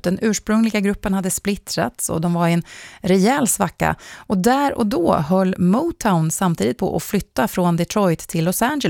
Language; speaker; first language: Swedish; native; Swedish